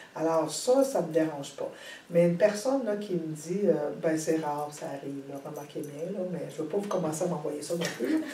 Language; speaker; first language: French; native; French